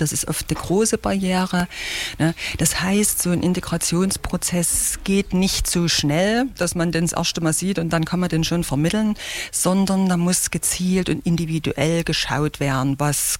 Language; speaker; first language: German; native; German